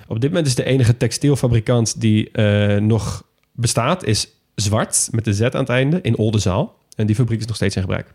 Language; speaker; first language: Dutch; native; Dutch